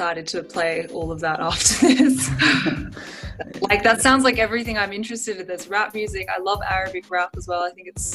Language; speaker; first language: English; native; English